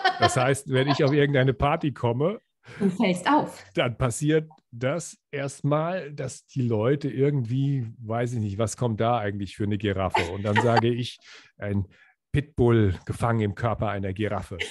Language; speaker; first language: German; native; German